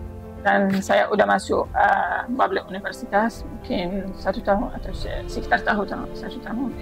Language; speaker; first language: Indonesian; non-native, learner; Arabic